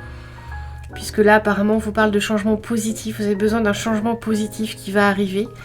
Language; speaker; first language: French; native; French